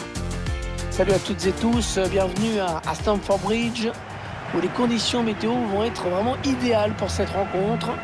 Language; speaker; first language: French; native; French